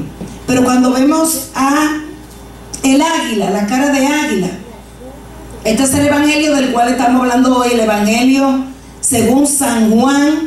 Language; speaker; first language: Spanish; native; Spanish